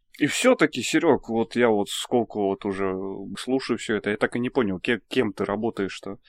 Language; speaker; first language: Russian; native; Russian